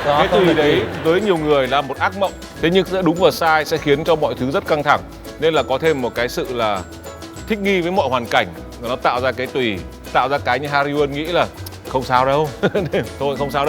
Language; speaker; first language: Vietnamese; native; Vietnamese